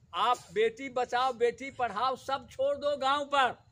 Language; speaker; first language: Hindi; native; Hindi